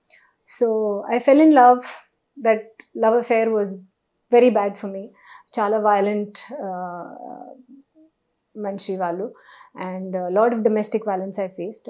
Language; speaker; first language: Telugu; non-native, learner; Hindi